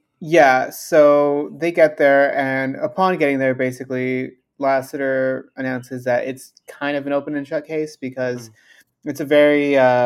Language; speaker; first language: English; early bilingual, other home language; Spanish